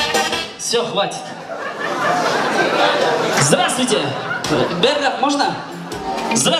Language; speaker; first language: Russian; non-native, local second language; Kyrgyz